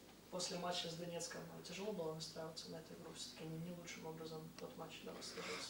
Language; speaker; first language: Russian; native; Russian